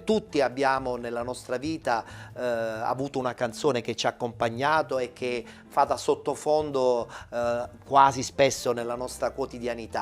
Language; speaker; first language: Italian; native; Italian